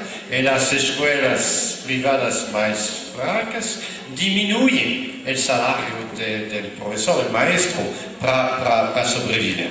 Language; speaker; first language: Spanish; non-native, fluent; French